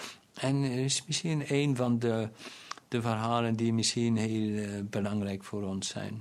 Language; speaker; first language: Dutch; non-native, local second language; German